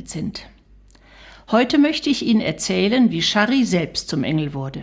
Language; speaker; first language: German; native; German